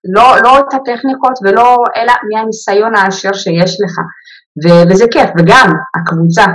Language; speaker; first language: Hebrew; early bilingual, other home language; Amharic